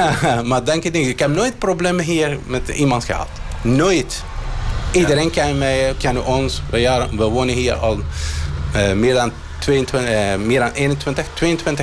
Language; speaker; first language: Dutch; non-native, learner; Arabic